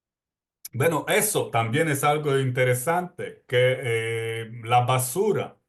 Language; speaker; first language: Spanish; non-native, fluent; Polish